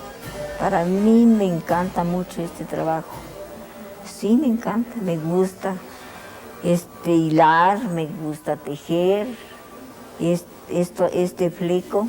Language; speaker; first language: Spanish; non-native, local second language; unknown